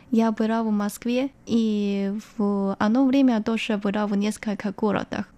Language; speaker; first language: Russian; non-native, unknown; Chinese